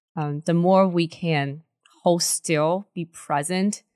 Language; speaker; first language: English; early bilingual, other home language; Chinese